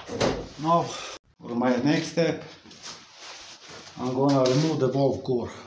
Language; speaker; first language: English; non-native, learner; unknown